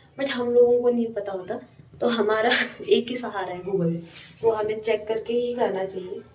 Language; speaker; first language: Hindi; native; Hindi